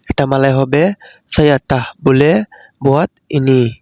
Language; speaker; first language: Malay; non-native, learner; Bangla